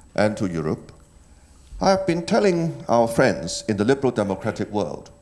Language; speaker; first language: English; non-native, local second language; Cantonese